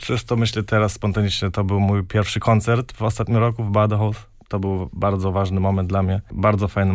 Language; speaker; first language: Polish; non-native, fluent; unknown